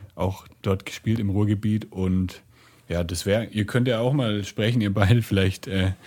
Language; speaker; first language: German; native; German